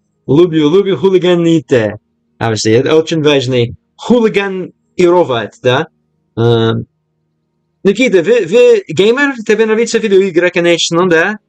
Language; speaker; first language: Russian; non-native, learner; English